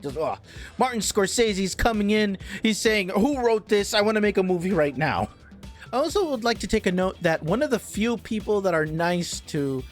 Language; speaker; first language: English; native; English